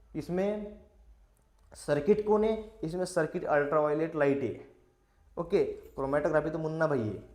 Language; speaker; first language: Hindi; non-native, local second language; Marathi